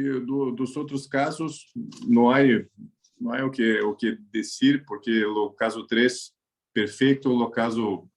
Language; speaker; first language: Spanish; non-native, learner; Portuguese